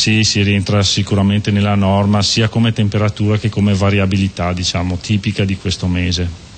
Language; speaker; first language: Italian; native; Italian